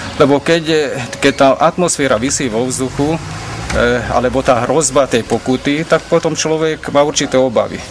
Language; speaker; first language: Slovak; non-native, local second language; Hungarian